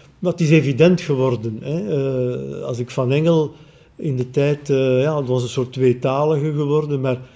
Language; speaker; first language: Dutch; native; Dutch